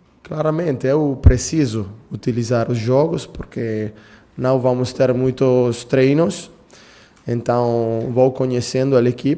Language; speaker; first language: Portuguese; non-native, fluent; Italian